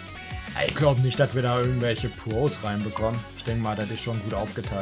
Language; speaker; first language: German; native; German